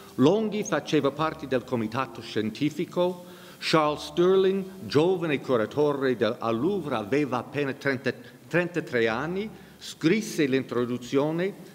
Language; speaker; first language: Italian; non-native, fluent; English